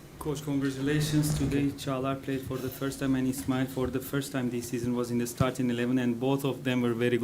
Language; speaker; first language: English; non-native, fluent; Turkish